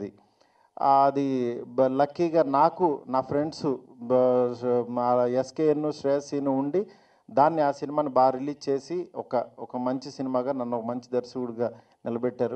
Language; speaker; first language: Telugu; native; Telugu